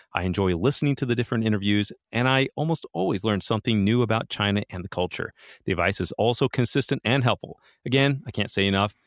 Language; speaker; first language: English; native; English